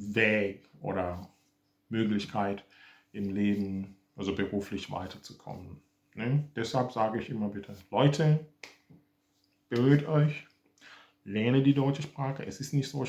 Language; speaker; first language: German; non-native, fluent; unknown